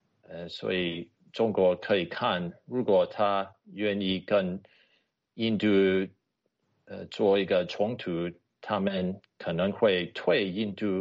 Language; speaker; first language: Chinese; non-native, fluent; English